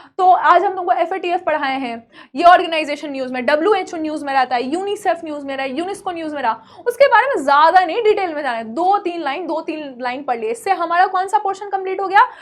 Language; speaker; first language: Hindi; native; Hindi